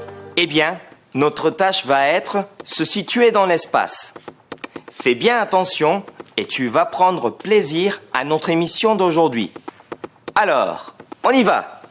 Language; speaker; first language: French; non-native, fluent; Spanish